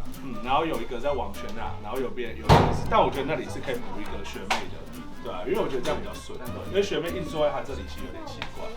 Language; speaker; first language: Chinese; native; Chinese